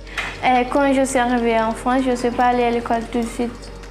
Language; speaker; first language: French; non-native, learner; Portuguese